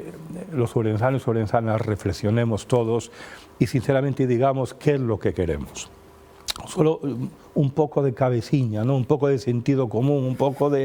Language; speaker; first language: Spanish; native; Spanish